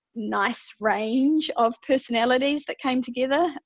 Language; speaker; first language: English; native; English